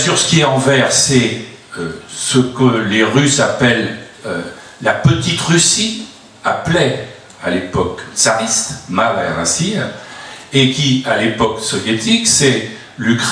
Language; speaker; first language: French; native; French